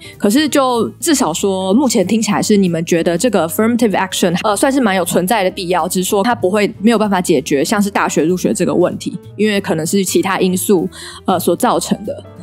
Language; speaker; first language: Chinese; native; Chinese